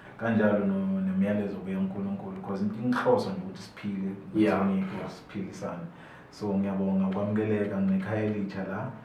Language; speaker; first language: Zulu; native; Zulu